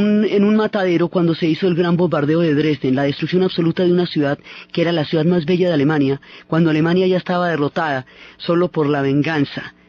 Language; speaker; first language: Spanish; native; Spanish